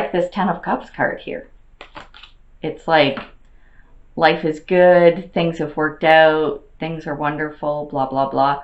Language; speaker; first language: English; native; English